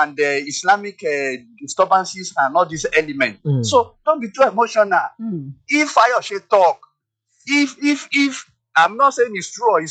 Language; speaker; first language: English; non-native, local second language; Yoruba